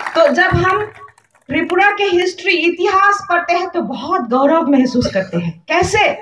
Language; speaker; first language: Hindi; non-native, local second language; Bodo